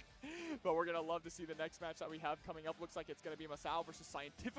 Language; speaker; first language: English; native; English